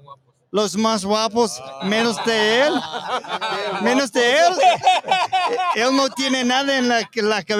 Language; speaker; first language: Spanish; non-native, learner; English